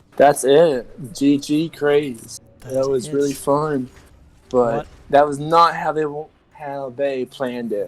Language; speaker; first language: English; native; English